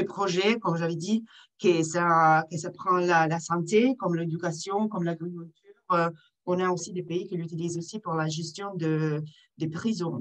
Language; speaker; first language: French; non-native, fluent; Italian